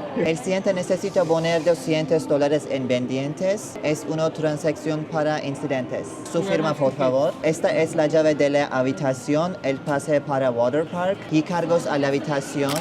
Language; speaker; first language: Spanish; non-native, learner; Turkish